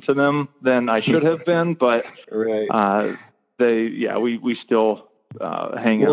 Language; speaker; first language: English; native; English